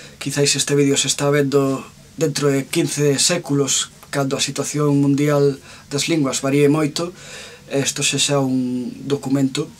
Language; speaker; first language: Galician; non-native, local second language; Spanish